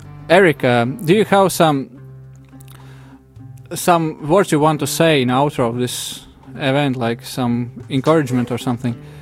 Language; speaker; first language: English; non-native, fluent; Latvian